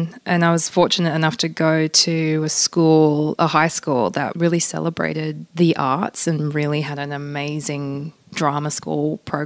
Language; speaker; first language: English; non-native, local second language; Polish